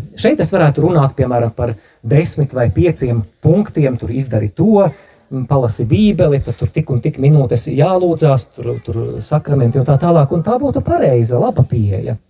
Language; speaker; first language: Latvian; native; Latvian